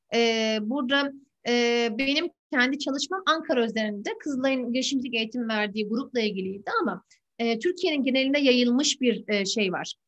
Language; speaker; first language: Turkish; native; Turkish